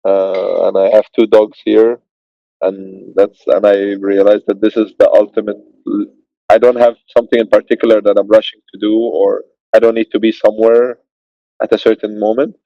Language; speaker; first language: English; non-native, fluent; Arabic